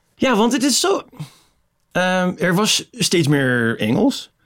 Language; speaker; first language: Dutch; non-native, fluent; English